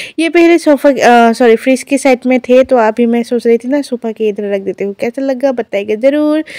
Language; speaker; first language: Hindi; non-native, local second language; Assamese